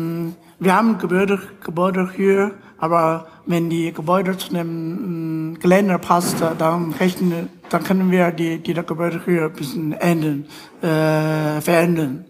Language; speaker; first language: German; non-native, learner; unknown